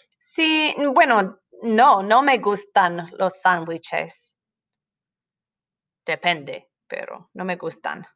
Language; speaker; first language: Spanish; non-native, fluent; English